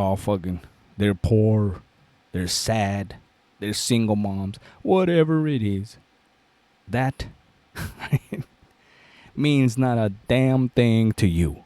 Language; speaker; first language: English; native; English